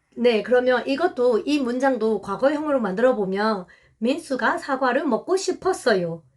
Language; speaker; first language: Korean; non-native, fluent; Burmese